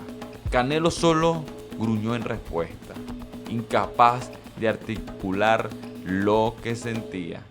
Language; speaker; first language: Spanish; native; Spanish